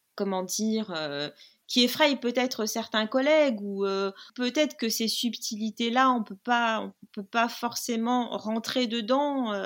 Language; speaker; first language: French; non-native, local second language; Arabic